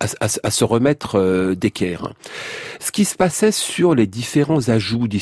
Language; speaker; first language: French; native; French